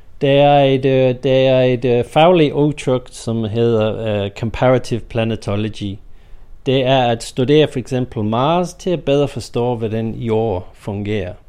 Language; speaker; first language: Danish; non-native, fluent; English